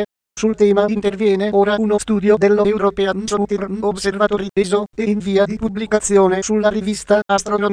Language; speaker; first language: Italian; native; Italian